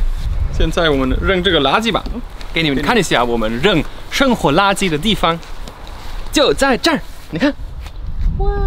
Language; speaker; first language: Chinese; non-native, fluent; German